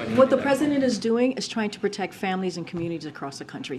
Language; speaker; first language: English; native; English